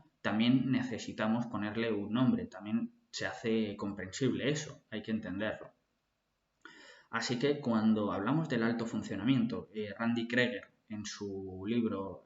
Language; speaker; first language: Spanish; native; Spanish